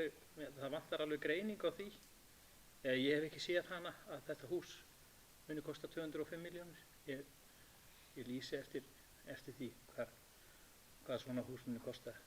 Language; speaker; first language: Icelandic; native; Icelandic